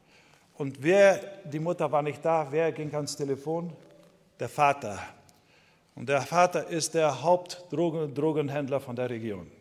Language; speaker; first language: German; non-native, fluent; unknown